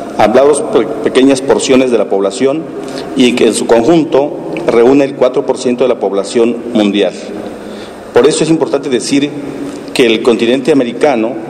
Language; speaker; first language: Spanish; non-native, local second language; Tzeltal